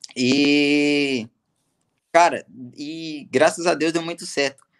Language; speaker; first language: Portuguese; native; Portuguese